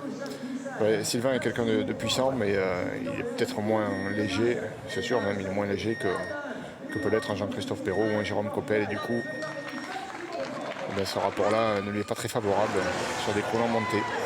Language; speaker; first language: French; native; French